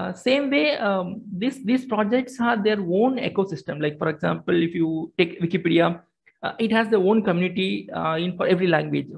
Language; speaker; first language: English; non-native, local second language; Tamil